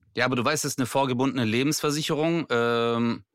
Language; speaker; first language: German; native; German